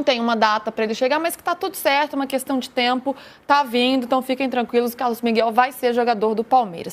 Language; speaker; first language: Portuguese; native; Portuguese